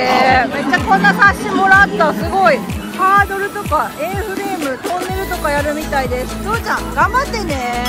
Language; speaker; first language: Japanese; native; Japanese